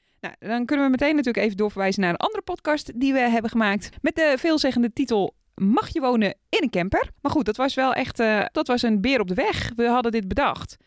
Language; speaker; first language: Dutch; native; Dutch